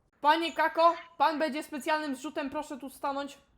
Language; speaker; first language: Polish; native; Polish